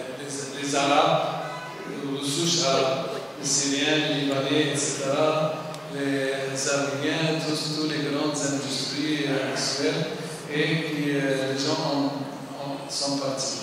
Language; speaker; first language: French; non-native, local second language; Arabic